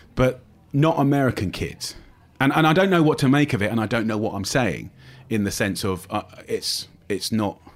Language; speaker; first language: English; native; English